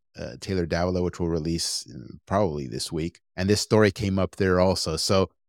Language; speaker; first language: English; early bilingual, other home language; Spanish